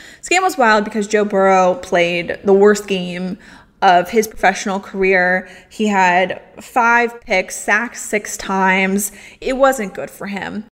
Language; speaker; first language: English; native; English